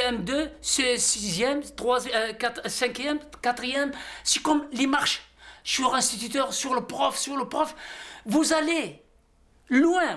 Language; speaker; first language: French; non-native, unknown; Riffian